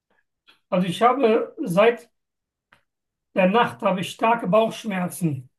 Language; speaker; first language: German; non-native, fluent; Turkish